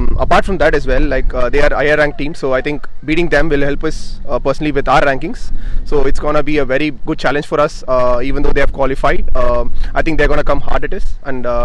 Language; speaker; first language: English; non-native, local second language; Tamil